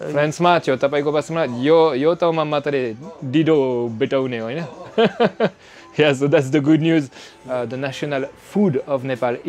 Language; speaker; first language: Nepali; non-native, learner; French